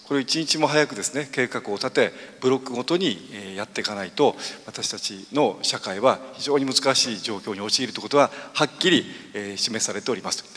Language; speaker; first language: Japanese; native; Japanese